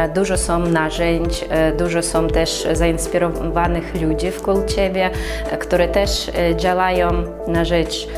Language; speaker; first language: Polish; non-native, fluent; Russian